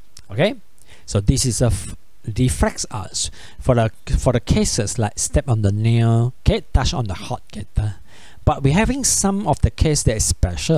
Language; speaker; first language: English; non-native, local second language; Chinese